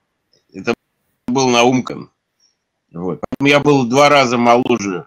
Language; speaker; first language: Russian; native; Russian